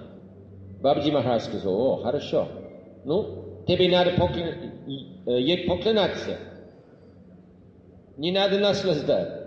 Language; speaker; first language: Russian; non-native, fluent; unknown